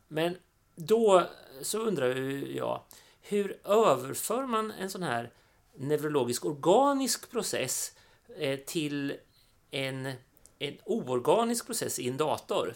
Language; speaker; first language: Swedish; native; Swedish